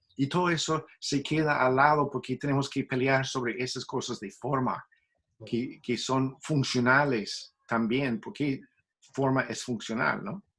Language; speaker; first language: Spanish; non-native, fluent; English